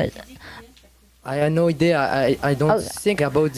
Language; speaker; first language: English; non-native, learner; French